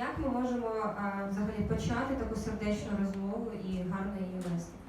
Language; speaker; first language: Ukrainian; native; Ukrainian